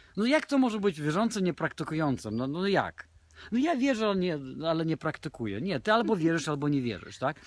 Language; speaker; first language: Polish; non-native, fluent; Romanian